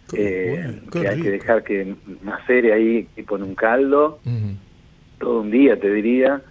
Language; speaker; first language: Spanish; native; Spanish